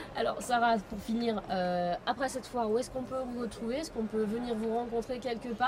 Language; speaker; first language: French; native; French